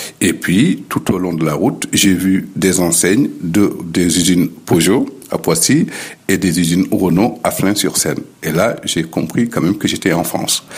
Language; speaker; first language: French; non-native, local second language; Fula